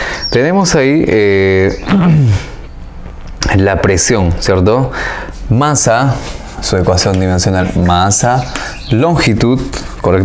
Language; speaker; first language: Spanish; native; Spanish